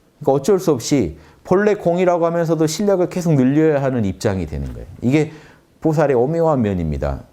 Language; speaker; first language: Korean; native; Korean